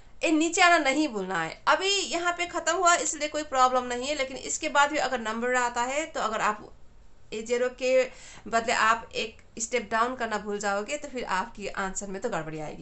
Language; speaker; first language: Hindi; non-native, fluent; Nepali